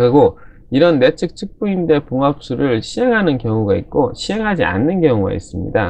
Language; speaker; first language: Korean; native; Korean